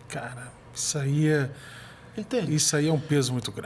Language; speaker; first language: Portuguese; native; Portuguese